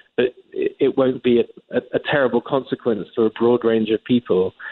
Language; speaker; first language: English; native; English